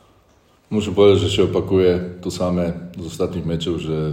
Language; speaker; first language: Polish; non-native, learner; Slovak